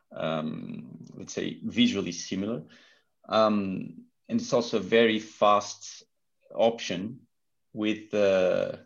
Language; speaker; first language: English; non-native, fluent; Portuguese